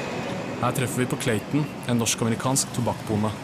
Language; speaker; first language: Norwegian; native; Norwegian